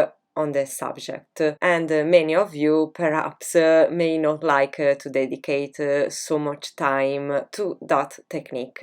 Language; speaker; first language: English; non-native, fluent; Italian